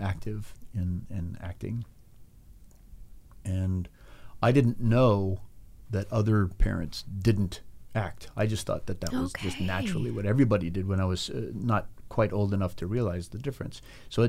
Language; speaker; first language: English; native; English